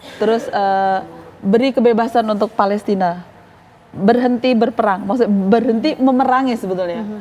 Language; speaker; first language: Indonesian; native; Indonesian